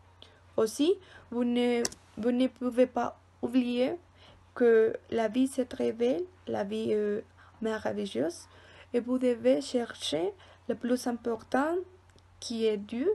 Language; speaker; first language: French; non-native, learner; Spanish